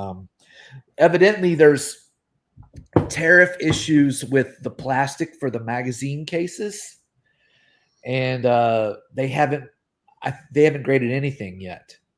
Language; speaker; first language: English; native; English